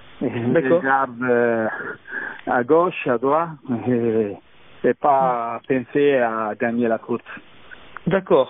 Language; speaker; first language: French; non-native, learner; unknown